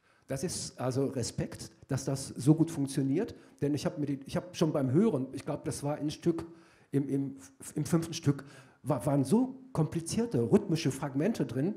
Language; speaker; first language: German; native; German